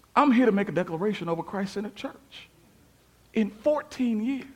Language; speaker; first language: English; native; English